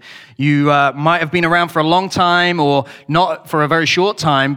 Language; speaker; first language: English; native; English